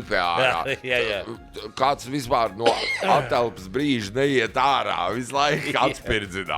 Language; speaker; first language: Latvian; native; Latvian